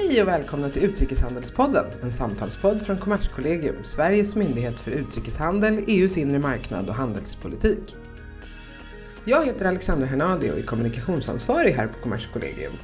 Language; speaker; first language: Swedish; native; Swedish